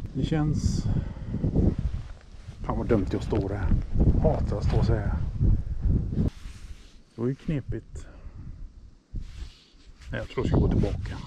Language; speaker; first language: Swedish; native; Swedish